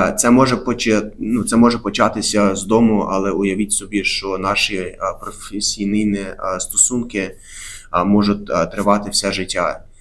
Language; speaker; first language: Ukrainian; early bilingual, heritage; Ukrainian